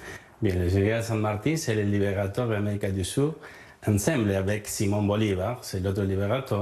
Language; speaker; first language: French; non-native, learner; Spanish